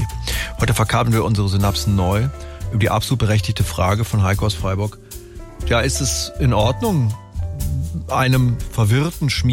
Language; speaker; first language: German; native; German